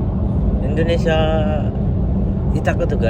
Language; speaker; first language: Japanese; non-native, learner; Indonesian